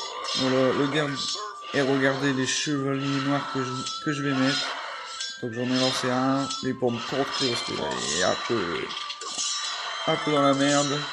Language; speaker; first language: French; native; French